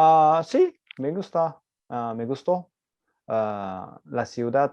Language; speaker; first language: Spanish; non-native, learner; Japanese